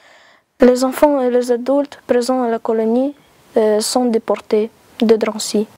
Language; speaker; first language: French; non-native, learner; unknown